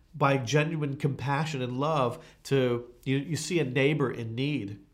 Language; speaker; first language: English; native; English